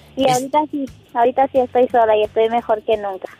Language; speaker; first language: Spanish; native; Spanish